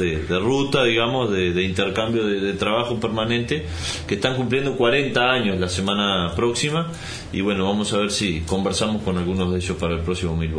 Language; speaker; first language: Spanish; native; Spanish